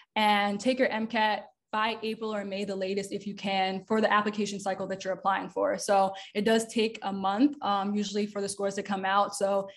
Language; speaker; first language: English; native; English